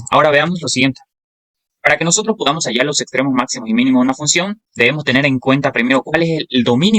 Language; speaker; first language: Spanish; native; Spanish